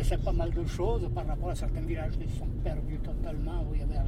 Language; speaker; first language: French; non-native, local second language; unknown